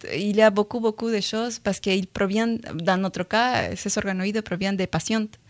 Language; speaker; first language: French; non-native, fluent; Spanish